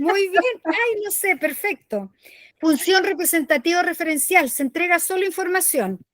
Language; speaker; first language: Spanish; native; Spanish